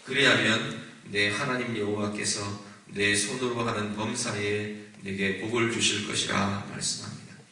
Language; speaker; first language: Korean; native; Korean